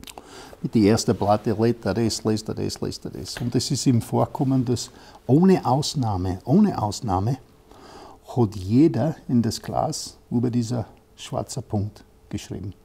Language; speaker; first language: German; non-native, fluent; English